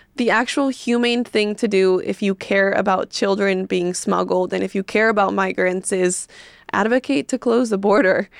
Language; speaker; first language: English; early bilingual, other home language; Spanish